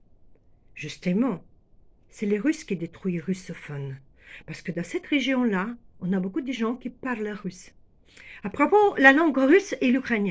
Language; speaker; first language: French; non-native, fluent; Ukrainian